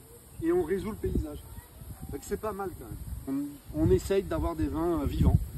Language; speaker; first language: French; native; French